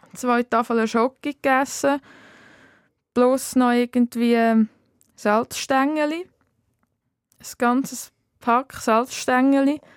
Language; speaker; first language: German; native; German